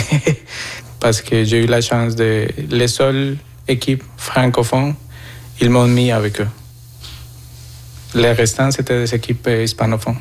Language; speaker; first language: French; non-native, fluent; Spanish